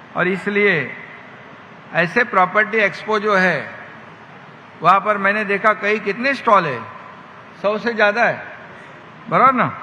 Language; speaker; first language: Hindi; non-native, local second language; Marathi